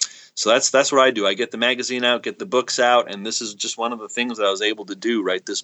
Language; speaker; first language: English; native; English